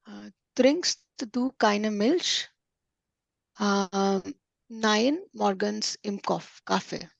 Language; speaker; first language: German; non-native, learner; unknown